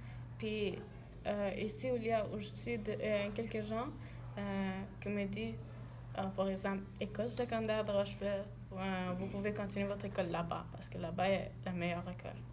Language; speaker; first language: French; non-native, learner; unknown